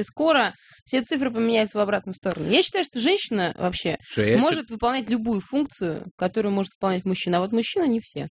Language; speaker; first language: Russian; native; Russian